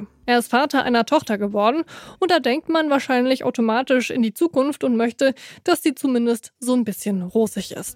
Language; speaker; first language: German; native; German